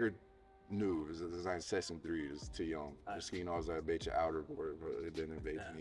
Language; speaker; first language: Dutch; non-native, fluent; English